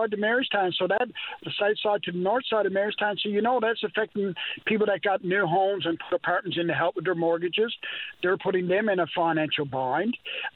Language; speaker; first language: English; native; English